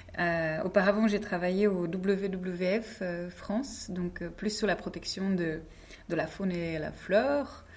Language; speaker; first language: French; non-native, fluent; Czech